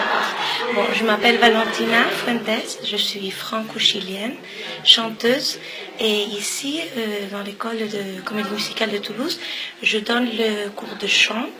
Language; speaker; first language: French; non-native, fluent; Spanish